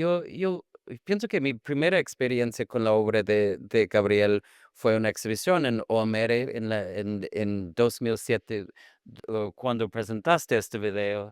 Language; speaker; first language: Spanish; non-native, fluent; English